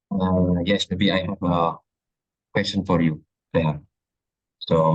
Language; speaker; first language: English; non-native, learner; Indonesian